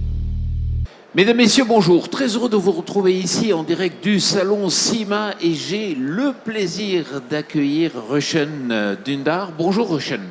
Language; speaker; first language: French; native; French